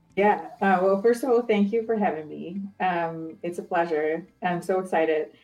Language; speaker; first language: English; non-native, fluent; Ukrainian